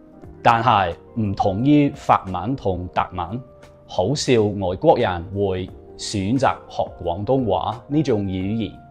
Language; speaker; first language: Cantonese; non-native, fluent; English